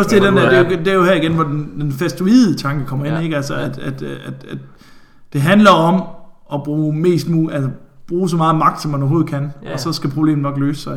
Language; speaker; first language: Danish; native; Danish